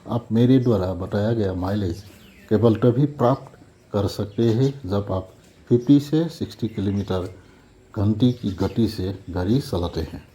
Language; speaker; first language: Hindi; non-native, local second language; Assamese